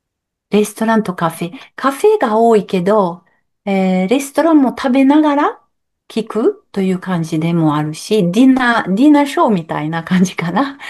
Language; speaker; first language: Japanese; non-native, learner; French